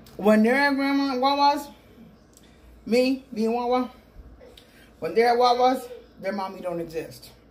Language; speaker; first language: English; native; English